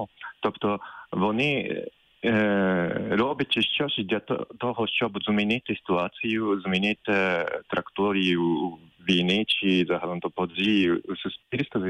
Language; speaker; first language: Ukrainian; non-native, fluent; Japanese